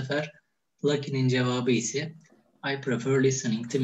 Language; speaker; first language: Turkish; native; Turkish